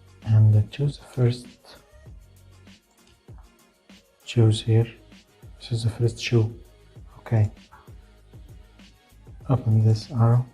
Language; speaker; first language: English; non-native, fluent; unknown